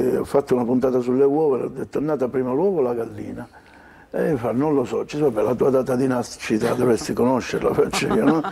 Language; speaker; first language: Italian; native; Italian